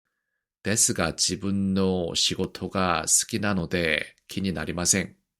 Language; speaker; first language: Japanese; non-native, learner; Korean